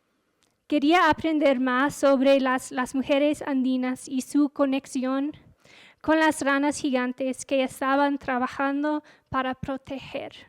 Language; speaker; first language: Spanish; non-native, fluent; English